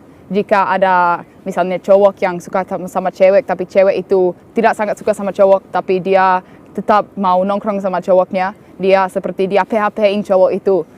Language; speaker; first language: Indonesian; non-native, fluent; English